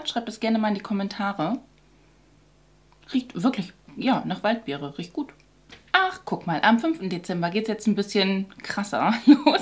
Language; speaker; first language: German; native; German